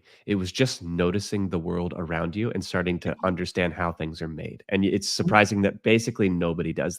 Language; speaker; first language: English; native; English